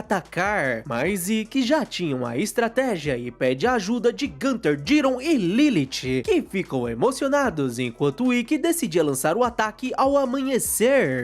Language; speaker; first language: Portuguese; native; Portuguese